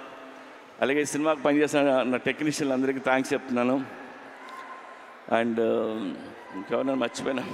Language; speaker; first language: Telugu; native; Telugu